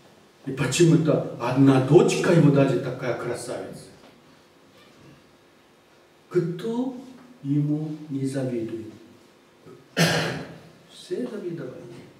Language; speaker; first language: Russian; non-native, fluent; Korean